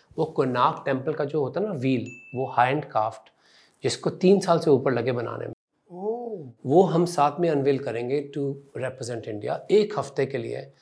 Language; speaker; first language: Hindi; non-native, local second language; Punjabi